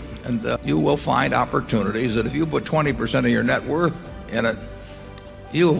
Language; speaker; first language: English; native; English